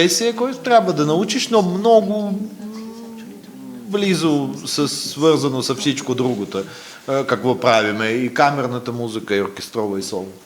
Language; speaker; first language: Bulgarian; non-native, fluent; Russian